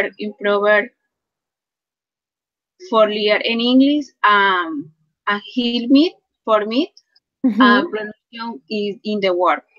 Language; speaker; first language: English; non-native, learner; Spanish